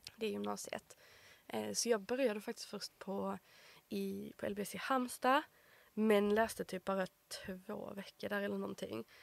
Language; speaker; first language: Swedish; native; Swedish